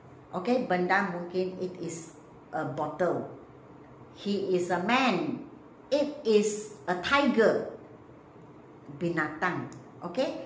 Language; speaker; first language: English; non-native, local second language; Malay